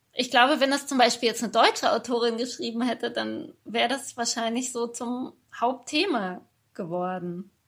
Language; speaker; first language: German; early bilingual, other home language; Persian